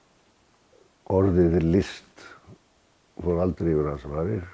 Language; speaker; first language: Icelandic; native; Icelandic